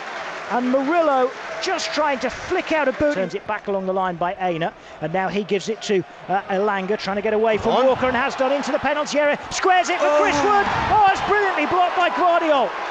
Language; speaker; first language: English; native; English